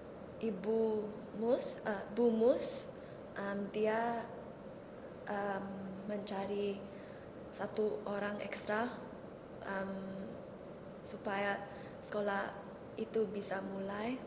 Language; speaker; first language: Indonesian; early bilingual, heritage; Indonesian